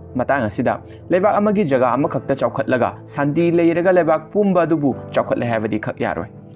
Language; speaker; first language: Manipuri; native; Manipuri